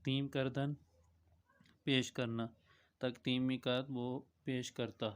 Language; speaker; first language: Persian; non-native, fluent; Urdu